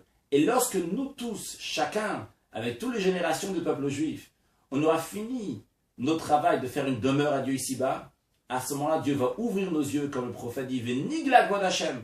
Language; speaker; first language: French; native; French